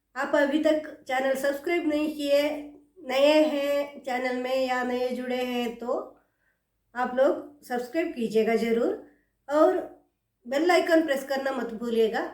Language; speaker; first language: Hindi; non-native, local second language; Kannada